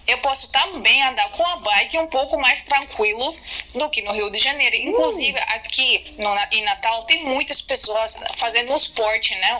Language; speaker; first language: Portuguese; non-native, fluent; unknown